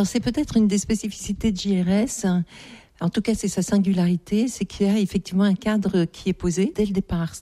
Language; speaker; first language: French; native; French